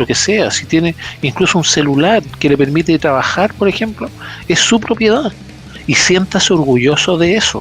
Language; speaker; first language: Spanish; native; Spanish